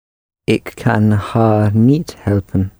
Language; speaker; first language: Dutch; non-native, learner; English